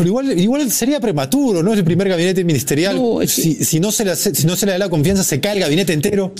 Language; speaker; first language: Spanish; native; Spanish